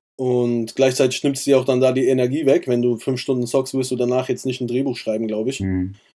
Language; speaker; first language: German; early bilingual, other home language; Persian